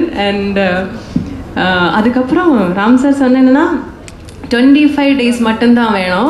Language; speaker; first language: Tamil; non-native, learner; Malayalam